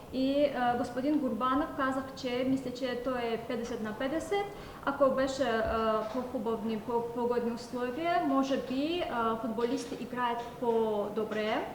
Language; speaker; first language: Bulgarian; non-native, learner; Azerbaijani